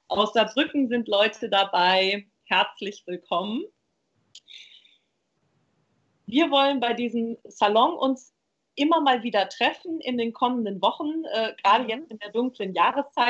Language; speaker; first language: German; native; German